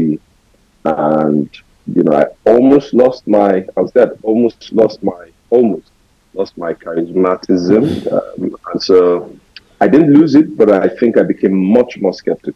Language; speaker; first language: English; non-native, local second language; Yoruba